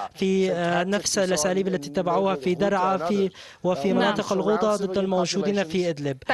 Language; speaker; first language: Arabic; non-native, fluent; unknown